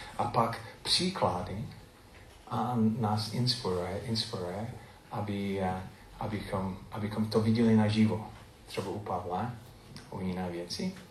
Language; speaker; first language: Czech; non-native, fluent; English